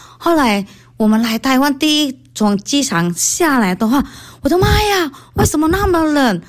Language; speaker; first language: Chinese; non-native, fluent; Indonesian